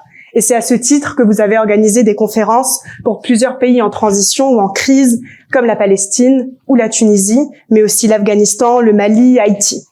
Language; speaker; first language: French; native; French